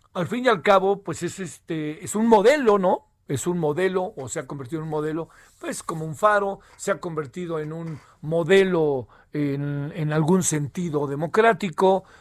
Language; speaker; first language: Spanish; native; Spanish